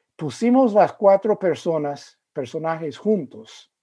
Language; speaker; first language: Spanish; non-native, fluent; English